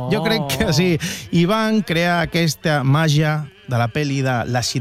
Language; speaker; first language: Catalan; native; Catalan